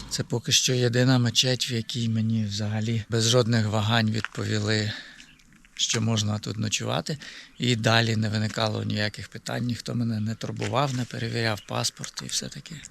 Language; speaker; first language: Ukrainian; native; Ukrainian